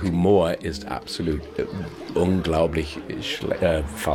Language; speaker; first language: German; non-native, fluent; English